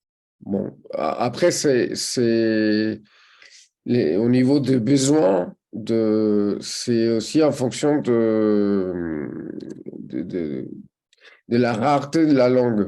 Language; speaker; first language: French; non-native, fluent; Spanish